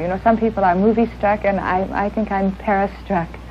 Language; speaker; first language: English; native; English